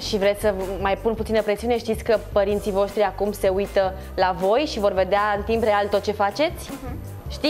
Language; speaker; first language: Romanian; native; Romanian